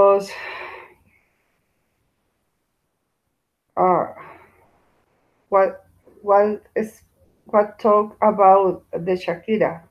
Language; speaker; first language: English; non-native, learner; Spanish